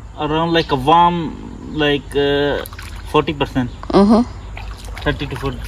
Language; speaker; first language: English; non-native, learner; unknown